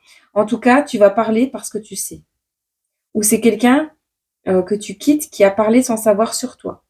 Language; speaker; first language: French; native; French